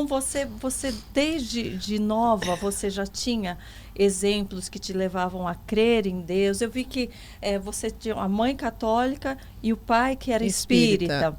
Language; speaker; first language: Portuguese; native; Portuguese